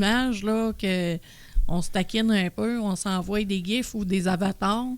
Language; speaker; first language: French; native; French